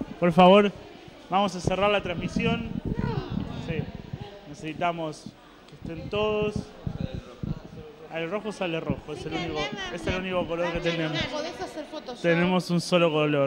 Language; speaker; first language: Spanish; native; Spanish